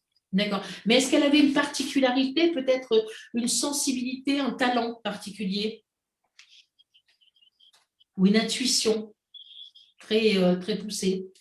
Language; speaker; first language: French; native; French